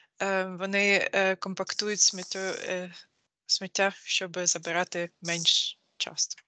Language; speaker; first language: Ukrainian; non-native, fluent; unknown